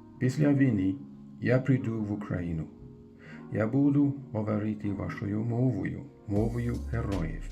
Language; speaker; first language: Ukrainian; non-native, learner; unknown